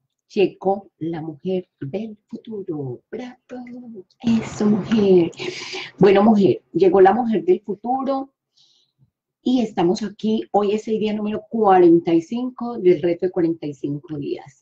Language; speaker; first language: Spanish; native; Spanish